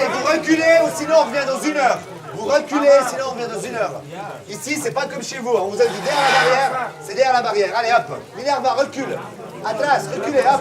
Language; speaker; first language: French; native; French